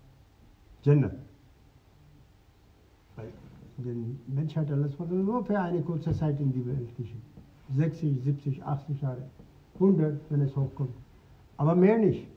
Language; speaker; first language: German; non-native, fluent; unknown